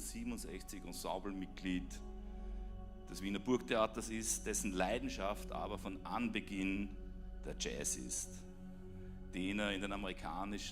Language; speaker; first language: German; native; German